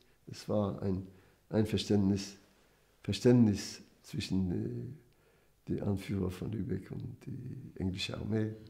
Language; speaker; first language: German; non-native, fluent; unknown